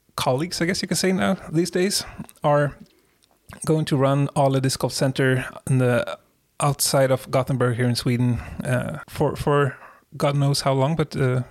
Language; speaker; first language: English; non-native, fluent; Swedish